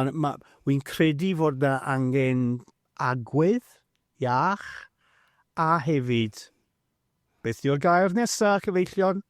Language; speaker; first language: Welsh; non-native, fluent; English